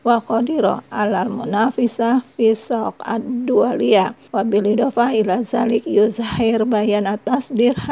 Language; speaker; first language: Arabic; non-native, fluent; Indonesian